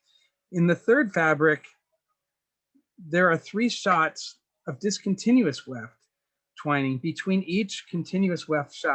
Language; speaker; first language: English; native; English